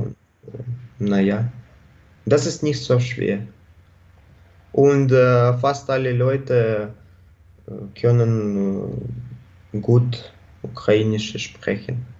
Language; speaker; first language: German; non-native, learner; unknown